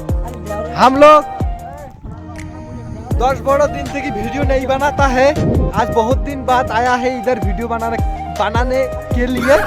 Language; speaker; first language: Hindi; non-native, local second language; Bangla